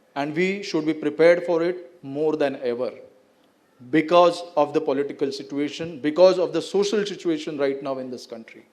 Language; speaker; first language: English; non-native, local second language; Marathi